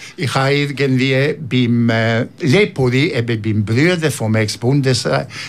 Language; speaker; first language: German; non-native, local second language; Italian